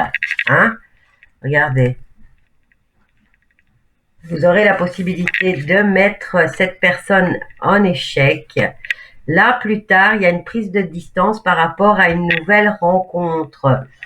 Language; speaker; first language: French; native; French